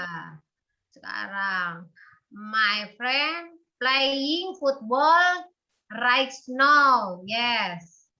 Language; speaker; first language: English; non-native, learner; Indonesian